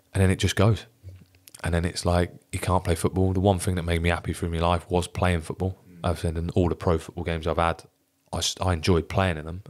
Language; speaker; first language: English; native; English